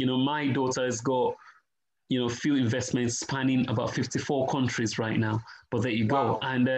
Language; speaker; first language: English; non-native, local second language; Yoruba